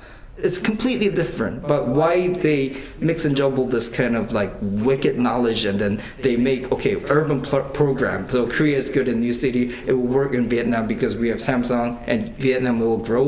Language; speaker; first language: English; non-native, fluent; Korean